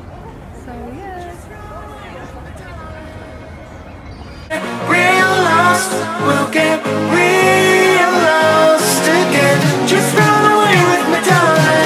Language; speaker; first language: English; non-native, fluent; Indonesian